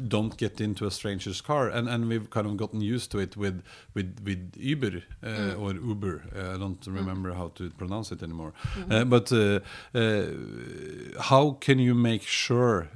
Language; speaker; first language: English; non-native, fluent; Norwegian